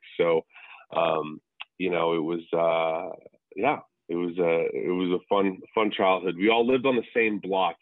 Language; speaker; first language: English; native; English